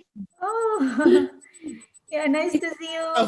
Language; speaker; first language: English; non-native, learner; Indonesian